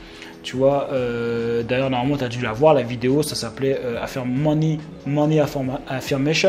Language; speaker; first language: French; native; French